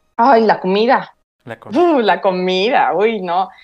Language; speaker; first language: Spanish; native; Spanish